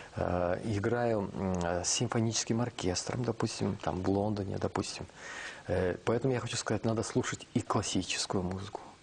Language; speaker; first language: Russian; non-native, local second language; Kazakh